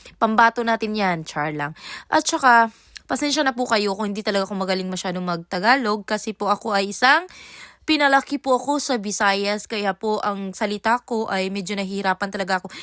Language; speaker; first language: Filipino; non-native, local second language; Cebuano